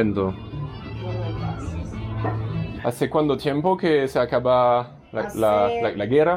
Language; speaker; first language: Spanish; non-native, learner; French